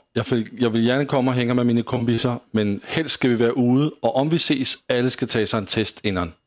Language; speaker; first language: Swedish; non-native, learner; Danish